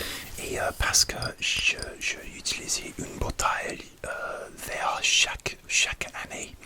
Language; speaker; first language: French; non-native, learner; English